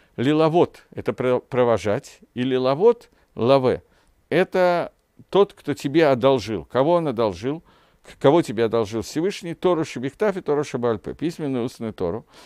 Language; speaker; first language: Russian; native; Russian